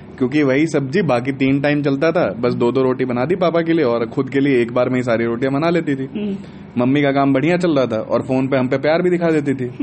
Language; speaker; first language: Hindi; native; Hindi